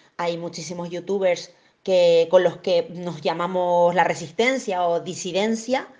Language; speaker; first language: Spanish; native; Spanish